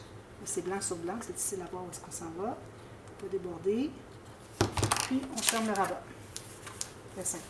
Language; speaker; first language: French; native; French